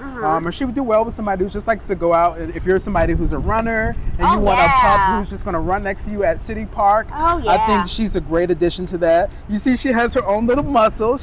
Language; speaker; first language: English; native; English